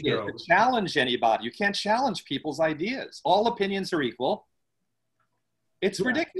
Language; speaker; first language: English; native; English